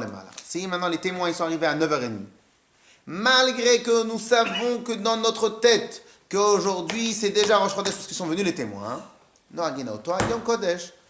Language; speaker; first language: French; native; French